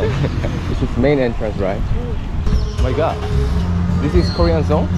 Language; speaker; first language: English; non-native, learner; Korean